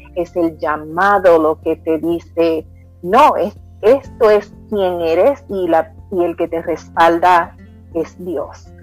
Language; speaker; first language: Spanish; early bilingual, heritage; Spanish